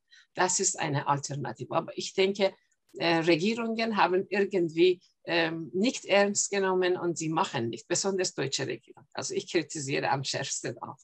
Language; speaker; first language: German; non-native, fluent; Persian